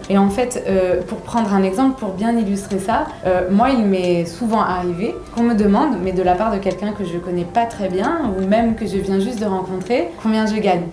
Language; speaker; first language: French; native; French